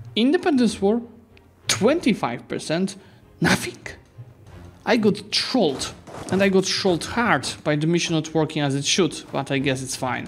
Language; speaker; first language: English; non-native, fluent; Polish